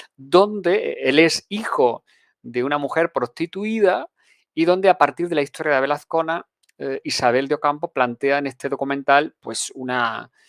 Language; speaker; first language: Spanish; native; Spanish